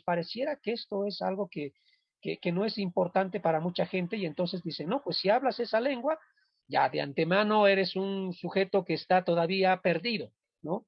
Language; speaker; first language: Spanish; non-native, local second language; Quechua